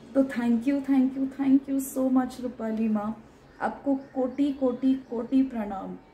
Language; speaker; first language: Hindi; non-native, local second language; Marathi